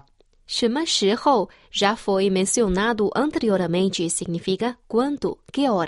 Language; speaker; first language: Portuguese; non-native, fluent; Chinese